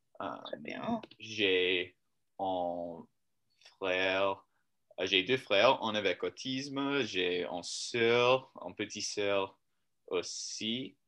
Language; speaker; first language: French; non-native, learner; English